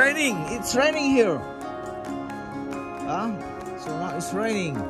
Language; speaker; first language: English; non-native, learner; Indonesian